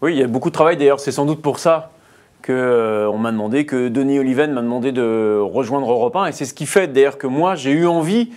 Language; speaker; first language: French; native; French